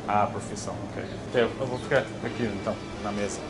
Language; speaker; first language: Portuguese; early bilingual, heritage; English